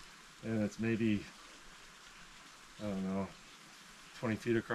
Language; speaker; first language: English; native; English